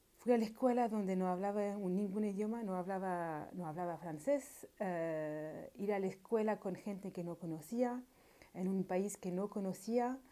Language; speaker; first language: Spanish; early bilingual, heritage; Spanish